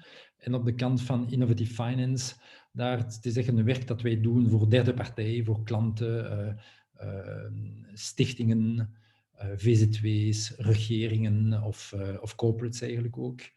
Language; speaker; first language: Dutch; non-native, local second language; French